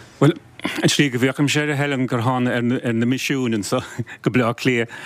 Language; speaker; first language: Irish; non-native, local second language; English